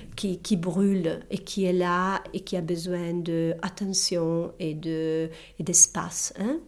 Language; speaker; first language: French; non-native, fluent; Italian